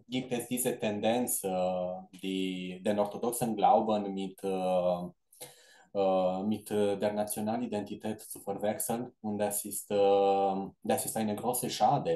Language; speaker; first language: German; non-native, fluent; Romanian